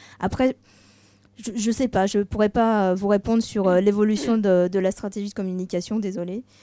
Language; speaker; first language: French; native; French